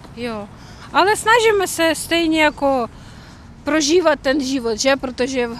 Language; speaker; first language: Czech; non-native, fluent; Ukrainian